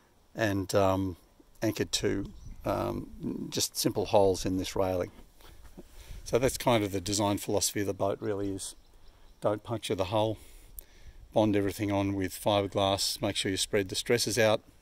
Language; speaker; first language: English; native; English